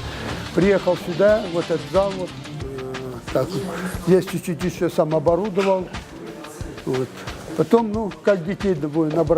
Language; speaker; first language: Russian; non-native, local second language; Kyrgyz